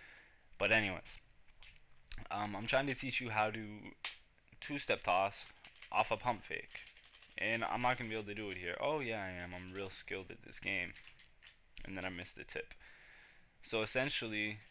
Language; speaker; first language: English; native; English